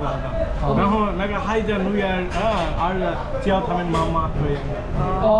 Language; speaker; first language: Chinese; non-native, learner; Bangla